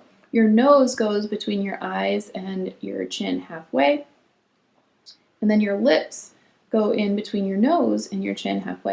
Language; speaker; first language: English; native; English